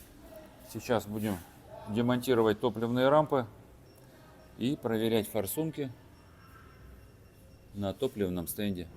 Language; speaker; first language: Russian; native; Russian